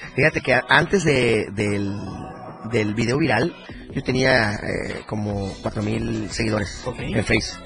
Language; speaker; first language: Spanish; native; Spanish